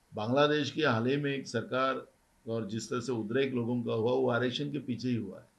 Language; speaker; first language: Hindi; non-native, local second language; Marathi